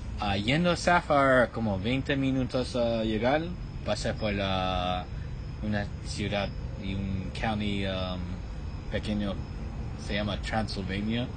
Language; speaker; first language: Spanish; non-native, fluent; English